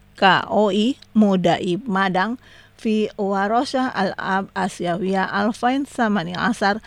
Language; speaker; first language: Arabic; non-native, fluent; Indonesian